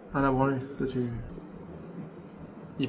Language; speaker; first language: French; native; French